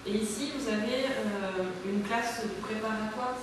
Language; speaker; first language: French; native; French